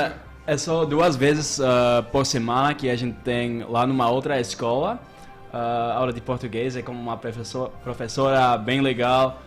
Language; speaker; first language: Portuguese; non-native, learner; Dutch